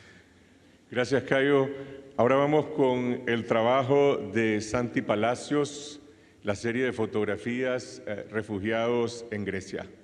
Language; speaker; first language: Spanish; native; Spanish